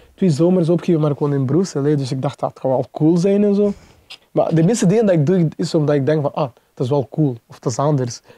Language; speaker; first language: Dutch; non-native, fluent; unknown